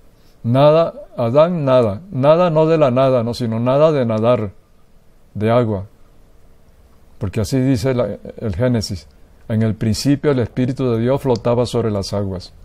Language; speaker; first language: Spanish; native; Spanish